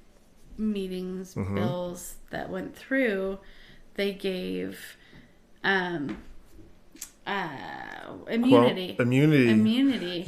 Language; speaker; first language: English; native; English